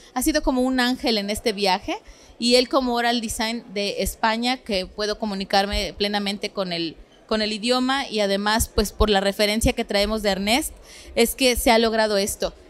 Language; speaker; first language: Spanish; native; Spanish